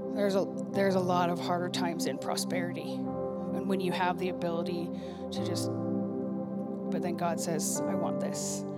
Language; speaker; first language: English; native; English